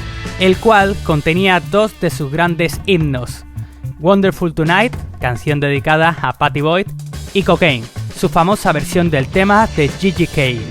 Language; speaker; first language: Spanish; native; Spanish